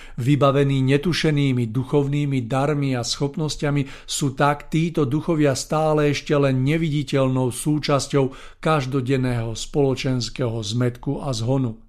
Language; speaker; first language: Slovak; native; Slovak